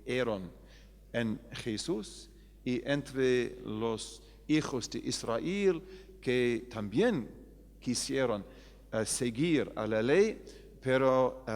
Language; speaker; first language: Spanish; non-native, fluent; English